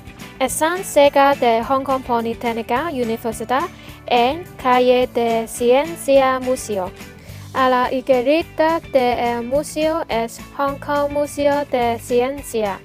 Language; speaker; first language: Spanish; non-native, learner; Cantonese